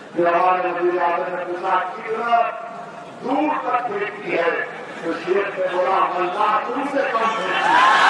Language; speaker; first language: Urdu; native; Urdu